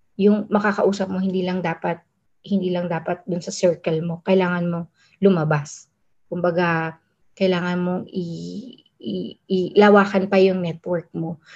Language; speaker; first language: Filipino; native; Filipino